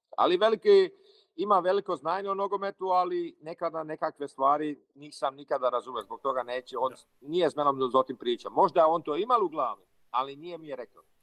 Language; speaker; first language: Croatian; early bilingual, heritage; Croatian